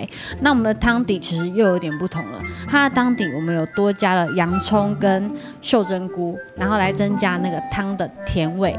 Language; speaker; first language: Chinese; native; Chinese